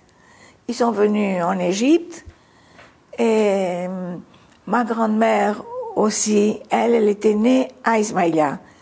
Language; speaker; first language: French; non-native, fluent; Greek